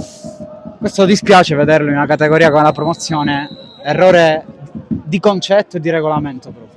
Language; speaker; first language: Italian; native; Italian